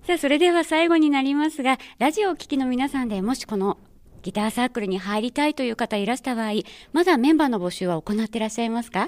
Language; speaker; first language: Japanese; native; Japanese